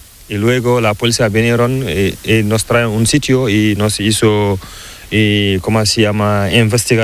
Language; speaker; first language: Spanish; non-native, learner; Fula